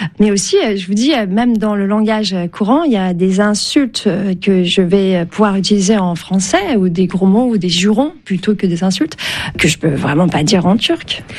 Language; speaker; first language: French; early bilingual, other home language; Turkish